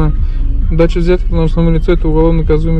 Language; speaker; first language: Russian; native; Russian